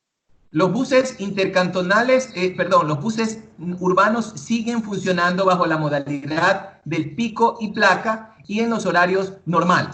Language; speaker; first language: Spanish; native; Spanish